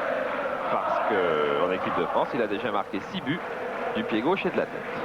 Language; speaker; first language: French; native; French